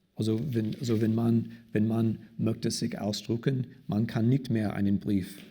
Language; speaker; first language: German; non-native, fluent; English